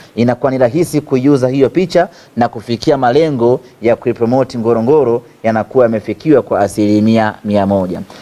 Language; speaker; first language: Swahili; native; Swahili